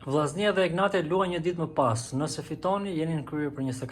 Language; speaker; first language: Albanian; native; Albanian